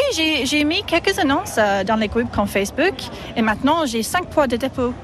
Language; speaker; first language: French; non-native, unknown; English